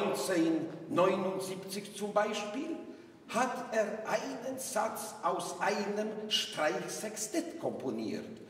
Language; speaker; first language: German; non-native, learner; English